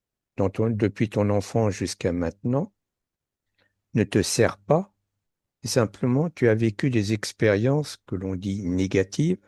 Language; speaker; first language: French; native; French